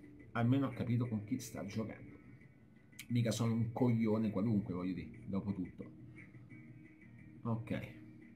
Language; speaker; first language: Italian; native; Italian